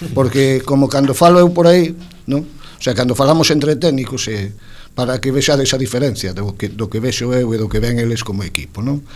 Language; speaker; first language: Galician; non-native, local second language; Spanish